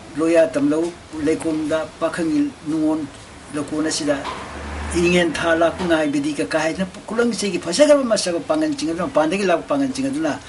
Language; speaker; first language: Manipuri; non-native, local second language; Tangkhul Naga (India)